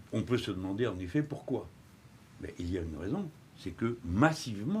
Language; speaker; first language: French; native; French